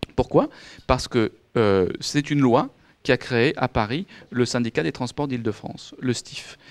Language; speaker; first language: French; native; French